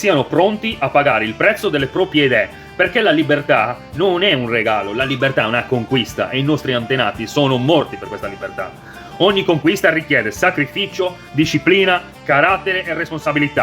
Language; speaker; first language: Italian; native; Italian